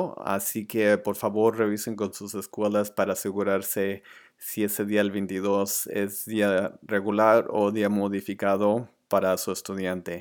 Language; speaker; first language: Spanish; early bilingual, other home language; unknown